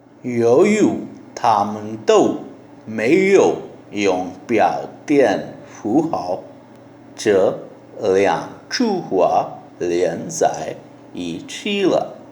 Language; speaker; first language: Chinese; non-native, learner; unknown